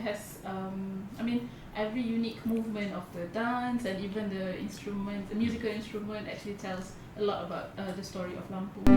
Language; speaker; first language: English; non-native, local second language; Malay